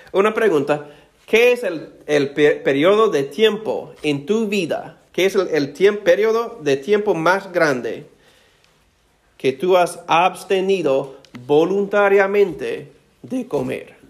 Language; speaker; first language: Spanish; non-native, fluent; English